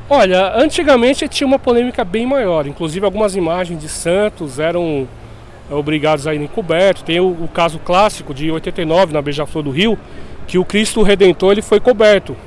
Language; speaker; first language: Portuguese; native; Portuguese